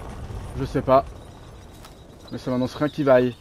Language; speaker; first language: French; native; French